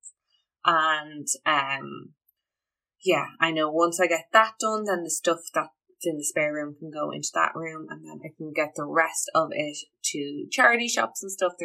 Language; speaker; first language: English; native; English